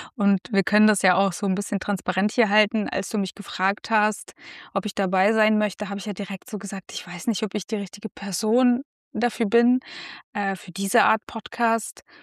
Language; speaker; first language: German; early bilingual, other home language; Russian